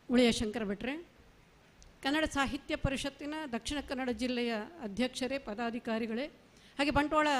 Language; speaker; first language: Kannada; non-native, local second language; Marathi